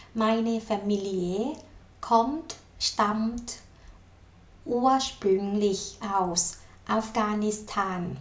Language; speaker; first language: German; non-native, fluent; Thai